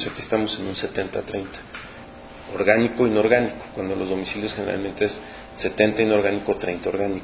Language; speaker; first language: Spanish; native; Spanish